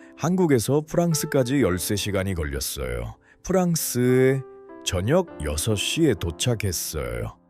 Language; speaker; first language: Korean; non-native, learner; Uzbek